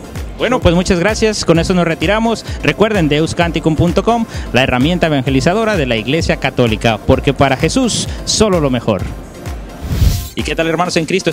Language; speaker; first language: Spanish; native; Spanish